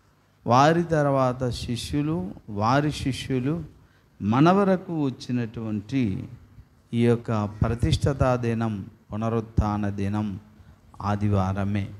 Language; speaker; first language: Telugu; native; Telugu